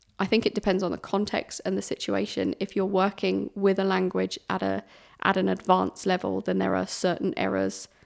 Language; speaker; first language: English; native; English